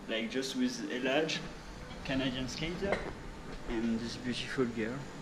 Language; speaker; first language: English; non-native, fluent; French